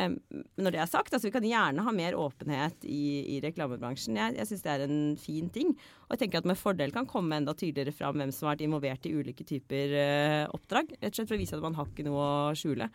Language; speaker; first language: Norwegian; native; Norwegian